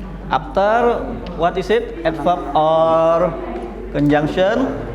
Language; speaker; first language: English; non-native, learner; Indonesian